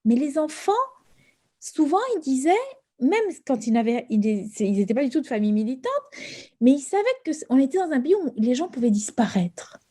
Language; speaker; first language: French; early bilingual, other home language; Spanish